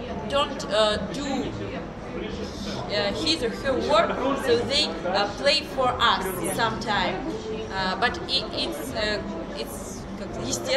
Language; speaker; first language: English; non-native, learner; Russian